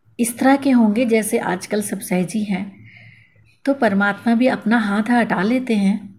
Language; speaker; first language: Hindi; native; Hindi